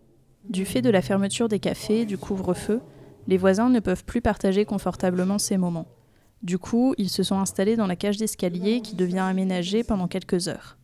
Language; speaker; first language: French; native; French